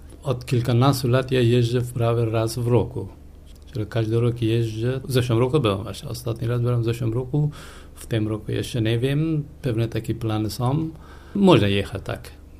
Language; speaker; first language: Polish; non-native, fluent; Persian